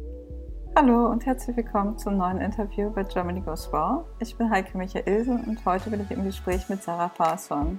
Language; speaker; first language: German; native; German